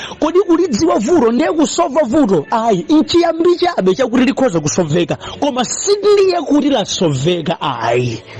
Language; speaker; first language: Nyanja; native; Nyanja